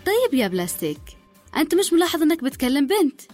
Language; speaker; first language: Arabic; native; Arabic